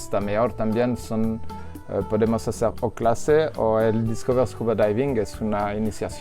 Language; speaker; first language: Spanish; non-native, learner; French